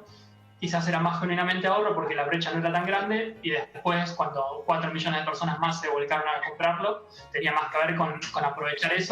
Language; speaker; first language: Spanish; native; Spanish